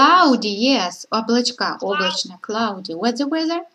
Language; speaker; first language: English; non-native, learner; Russian